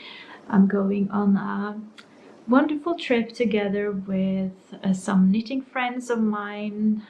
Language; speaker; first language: English; non-native, fluent; Norwegian